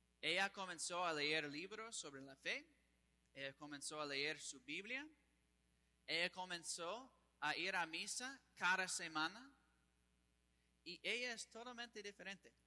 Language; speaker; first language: Spanish; non-native, fluent; English